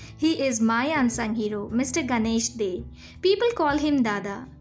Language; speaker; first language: English; non-native, local second language; Bangla